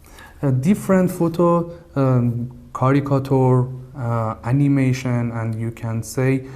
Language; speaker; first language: English; non-native, learner; Persian